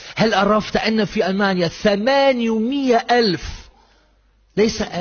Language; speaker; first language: Arabic; non-native, fluent; German